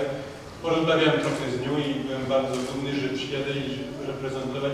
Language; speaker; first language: Polish; early bilingual, heritage; French